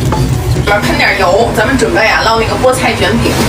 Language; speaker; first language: Chinese; native; Chinese